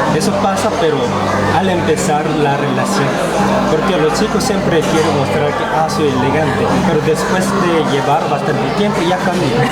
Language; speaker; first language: Spanish; non-native, fluent; Korean